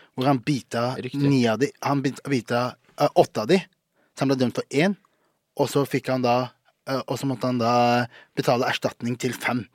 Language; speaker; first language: Norwegian; native; Norwegian